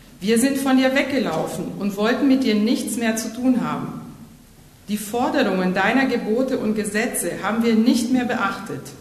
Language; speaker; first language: German; native; German